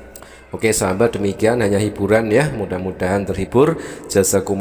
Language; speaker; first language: Indonesian; native; Indonesian